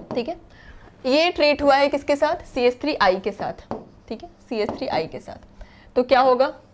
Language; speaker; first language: Hindi; native; Hindi